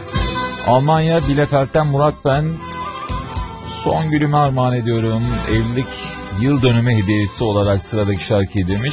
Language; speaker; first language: Turkish; native; Turkish